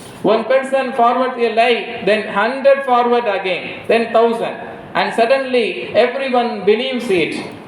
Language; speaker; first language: English; non-native, local second language; Tamil